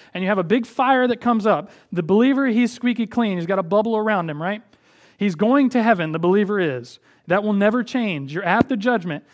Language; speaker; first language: English; native; English